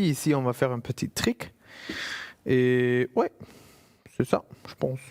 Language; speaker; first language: French; non-native, fluent; German